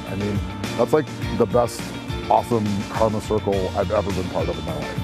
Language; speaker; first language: English; native; English